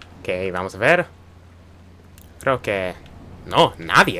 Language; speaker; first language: Spanish; early bilingual, heritage; Spanish